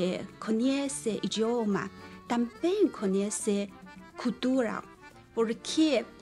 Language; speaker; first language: Portuguese; non-native, learner; Chinese